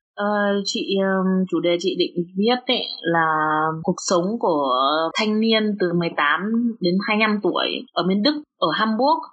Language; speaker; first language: Vietnamese; early bilingual, other home language; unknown